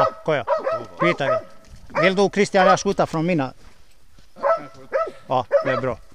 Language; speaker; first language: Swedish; non-native, learner; Bosnian